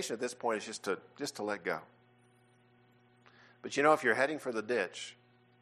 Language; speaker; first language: English; native; English